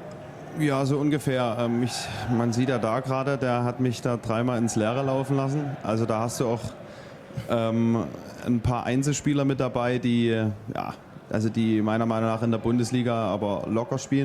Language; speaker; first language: German; native; German